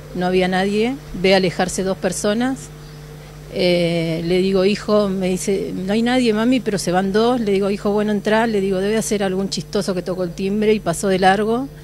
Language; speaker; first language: Spanish; native; Spanish